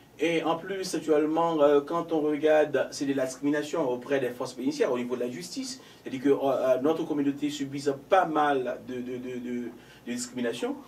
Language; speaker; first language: French; non-native, local second language; Haitian Creole